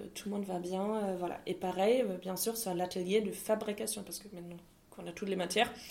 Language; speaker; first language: French; non-native, fluent; German